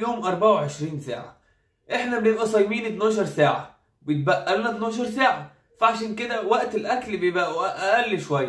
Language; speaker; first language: Arabic; native; Arabic